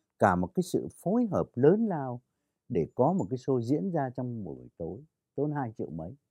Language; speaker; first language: Vietnamese; native; Vietnamese